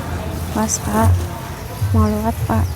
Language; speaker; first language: Indonesian; non-native, fluent; Arabic